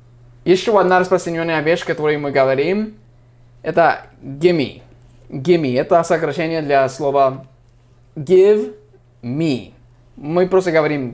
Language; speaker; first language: Russian; non-native, fluent; English